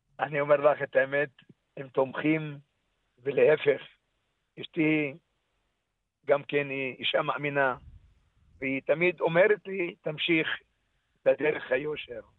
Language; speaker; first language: Hebrew; non-native, local second language; Arabic